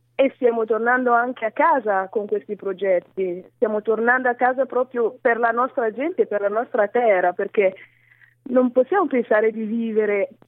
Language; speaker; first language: Italian; non-native, fluent; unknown